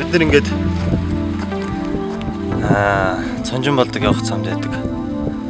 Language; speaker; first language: Mongolian; native; Mongolian